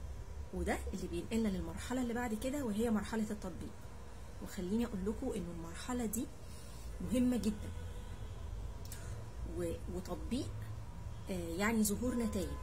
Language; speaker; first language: Arabic; native; Arabic